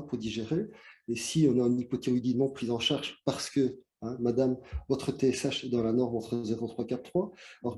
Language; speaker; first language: French; native; French